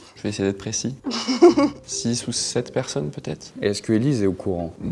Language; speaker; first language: French; native; French